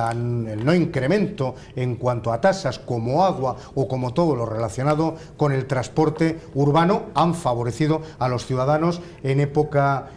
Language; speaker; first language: Spanish; native; Spanish